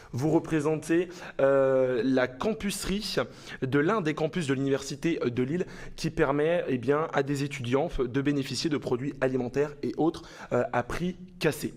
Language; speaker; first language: French; native; French